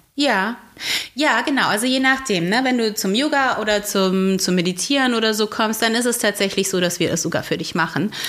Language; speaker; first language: German; native; German